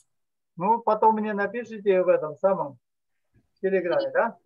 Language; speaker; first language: Russian; native; Russian